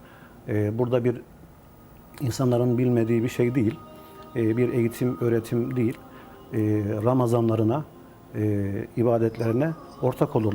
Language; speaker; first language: Turkish; native; Turkish